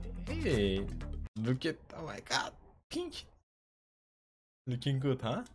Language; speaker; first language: English; non-native, learner; Turkish